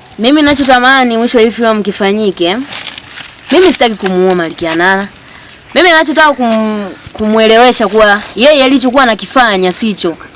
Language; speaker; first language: Swahili; native; Swahili